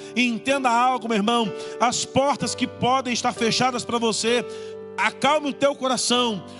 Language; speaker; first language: Portuguese; native; Portuguese